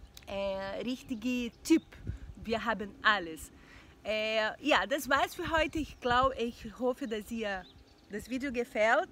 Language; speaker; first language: German; non-native, learner; Portuguese